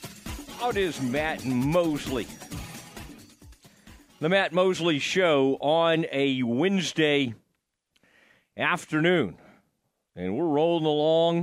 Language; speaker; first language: English; native; English